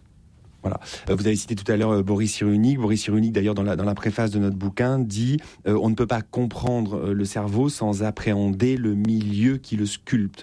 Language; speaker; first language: French; native; French